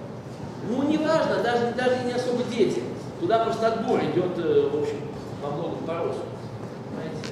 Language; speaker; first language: Russian; native; Russian